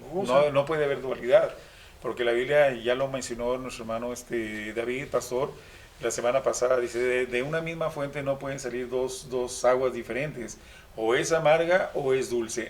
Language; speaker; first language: Spanish; native; Spanish